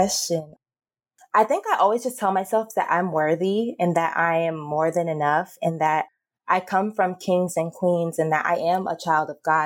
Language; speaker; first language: English; native; English